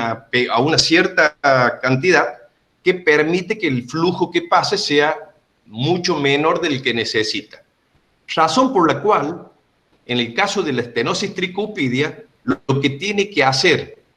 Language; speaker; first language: Spanish; native; Spanish